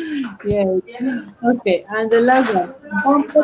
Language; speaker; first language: English; non-native, fluent; Spanish